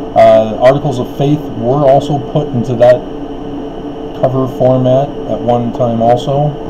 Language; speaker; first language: English; native; English